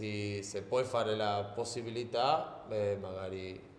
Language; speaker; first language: Italian; non-native, learner; Spanish